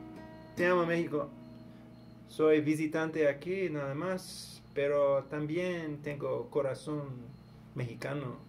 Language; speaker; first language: Spanish; non-native, learner; English